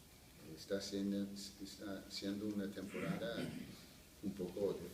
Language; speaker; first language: Spanish; non-native, fluent; English